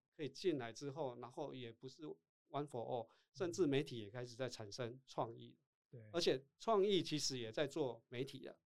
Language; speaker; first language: Chinese; non-native, local second language; Min Nan Chinese